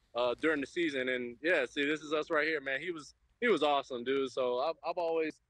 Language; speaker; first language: English; native; English